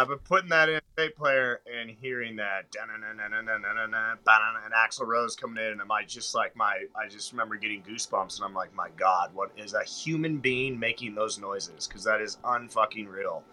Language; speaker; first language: English; native; English